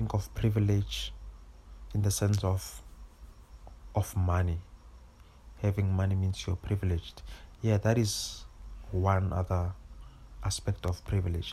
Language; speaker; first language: English; non-native, local second language; Northern Sotho